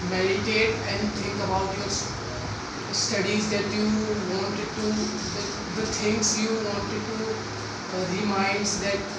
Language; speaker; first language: English; non-native, learner; Hindi